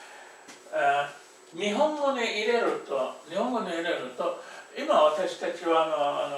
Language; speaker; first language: Japanese; non-native, fluent; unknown